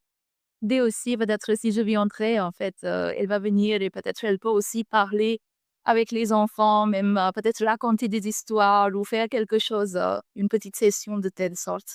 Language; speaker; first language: French; non-native, fluent; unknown